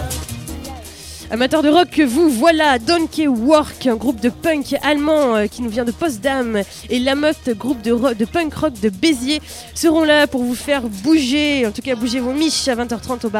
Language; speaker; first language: French; native; French